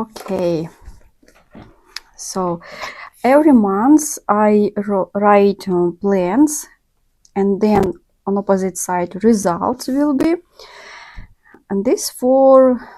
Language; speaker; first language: English; non-native, learner; Russian